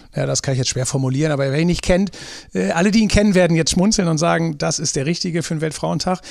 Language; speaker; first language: German; native; German